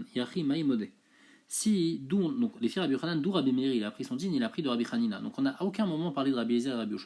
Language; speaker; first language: French; native; French